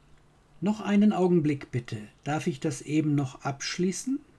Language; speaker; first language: German; non-native, fluent; English